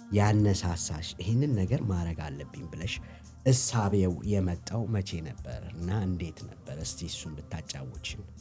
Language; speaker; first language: Amharic; native; Amharic